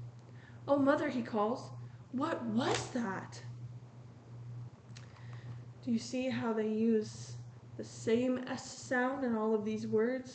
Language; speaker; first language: English; native; English